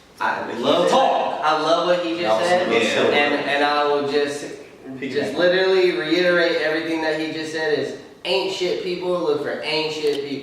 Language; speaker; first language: English; native; English